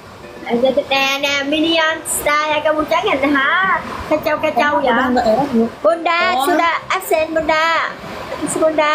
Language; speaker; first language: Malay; non-native, fluent; Vietnamese